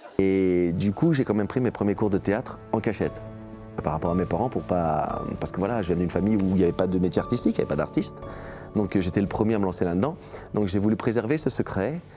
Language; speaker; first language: French; early bilingual, other home language; Portuguese